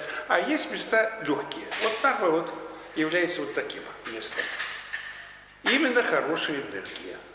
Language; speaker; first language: Russian; native; Russian